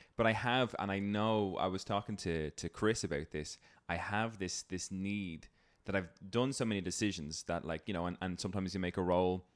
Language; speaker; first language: English; native; English